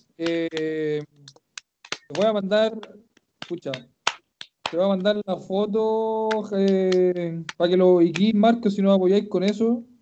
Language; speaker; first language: Spanish; native; Spanish